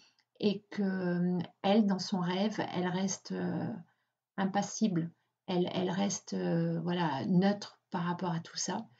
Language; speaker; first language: French; native; French